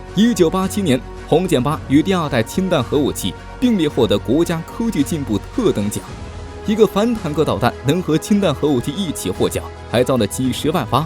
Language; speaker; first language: Chinese; native; Chinese